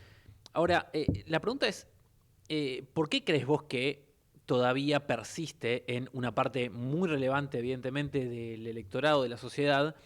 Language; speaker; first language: Spanish; native; Spanish